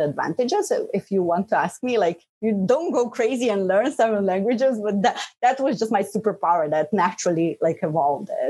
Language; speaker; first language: English; non-native, fluent; Bosnian